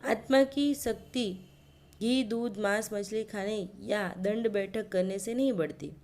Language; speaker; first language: Hindi; non-native, local second language; Gujarati